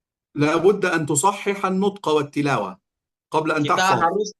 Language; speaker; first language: Arabic; native; Arabic